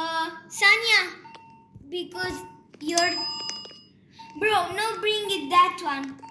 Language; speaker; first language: English; non-native, learner; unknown